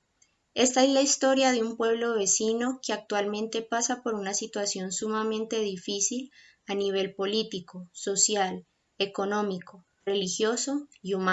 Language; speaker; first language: Spanish; native; Spanish